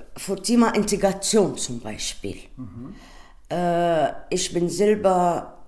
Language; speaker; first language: German; non-native, learner; Arabic